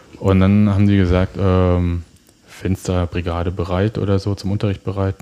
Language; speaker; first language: German; native; German